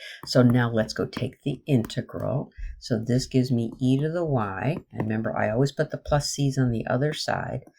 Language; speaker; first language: English; native; English